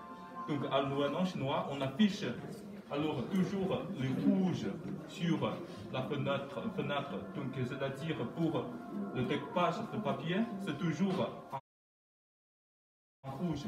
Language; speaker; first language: French; non-native, fluent; Chinese